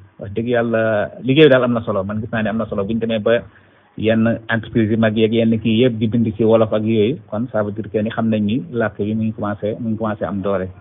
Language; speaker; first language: Wolof; non-native, local second language; Fula